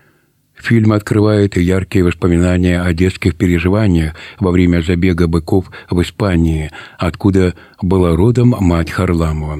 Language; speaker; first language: Russian; native; Russian